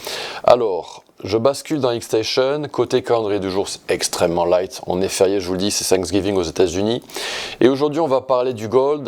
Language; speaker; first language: French; native; French